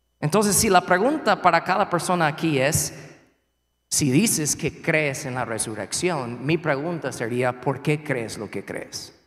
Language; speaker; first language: Spanish; non-native, fluent; English